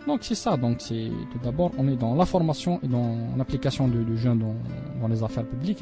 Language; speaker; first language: French; non-native, local second language; Arabic